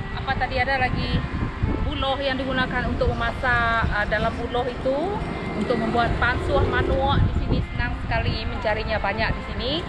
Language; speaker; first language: Malay; non-native, local second language; Iban